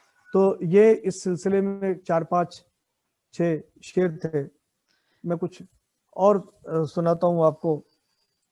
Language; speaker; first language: Hindi; native; Hindi